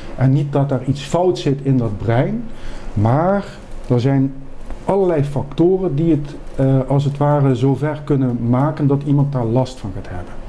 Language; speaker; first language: Dutch; native; Dutch